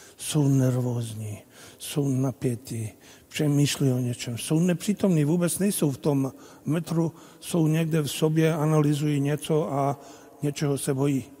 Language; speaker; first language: Czech; non-native, fluent; Bosnian